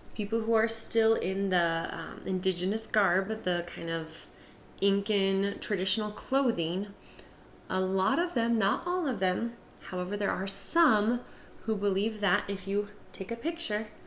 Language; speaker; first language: English; native; English